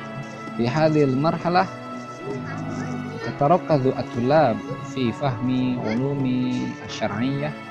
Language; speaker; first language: Arabic; non-native, fluent; Indonesian